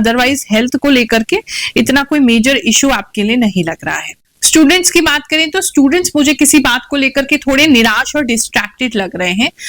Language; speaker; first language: Hindi; native; Hindi